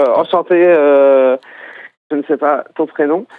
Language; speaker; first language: French; native; French